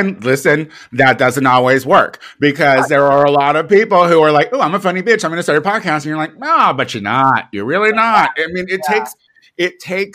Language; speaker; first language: English; native; English